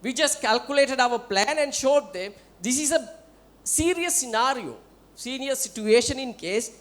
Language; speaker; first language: English; non-native, local second language; Sinhala